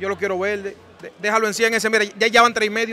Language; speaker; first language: Spanish; native; Spanish